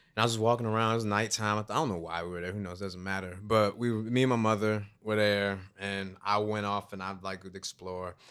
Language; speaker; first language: English; native; English